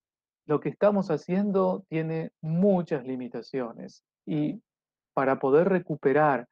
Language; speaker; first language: Spanish; native; Spanish